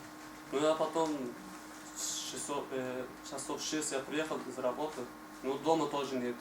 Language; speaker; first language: Russian; non-native, learner; Tajik